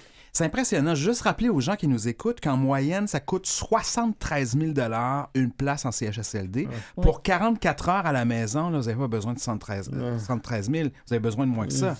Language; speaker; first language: French; native; French